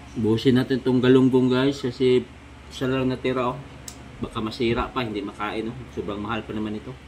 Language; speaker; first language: Filipino; non-native, local second language; Cebuano